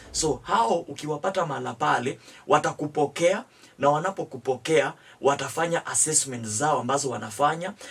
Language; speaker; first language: Swahili; non-native, local second language; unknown